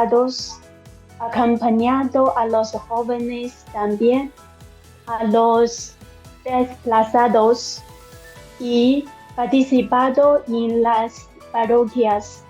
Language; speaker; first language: Spanish; non-native, learner; Chinese